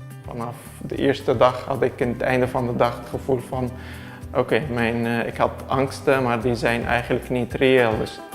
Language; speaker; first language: Dutch; non-native, fluent; Arabic